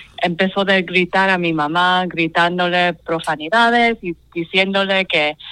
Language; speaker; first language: Spanish; non-native, fluent; English